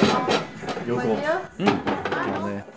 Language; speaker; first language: German; native; German